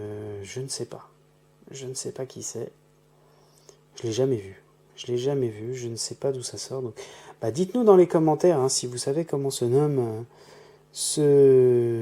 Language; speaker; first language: French; native; French